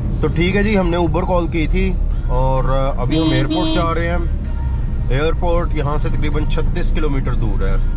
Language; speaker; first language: Urdu; native; Urdu